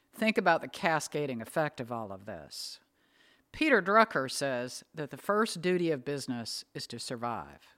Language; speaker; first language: English; native; English